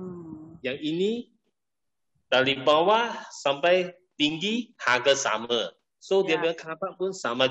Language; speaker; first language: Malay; non-native, local second language; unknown